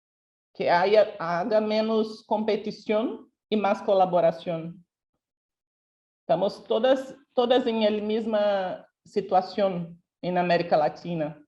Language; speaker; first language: Spanish; non-native, local second language; Portuguese